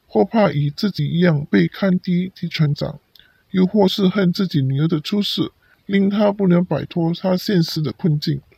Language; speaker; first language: Chinese; non-native, local second language; Cantonese